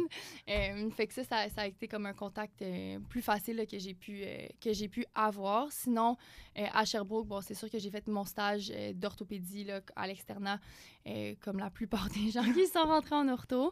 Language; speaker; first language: French; native; French